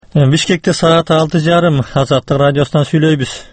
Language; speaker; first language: Kyrgyz; native; Kyrgyz